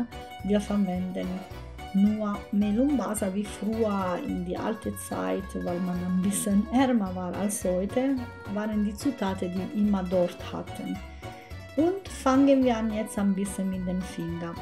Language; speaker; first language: German; non-native, fluent; Italian